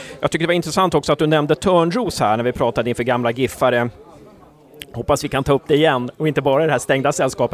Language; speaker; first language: Swedish; native; Swedish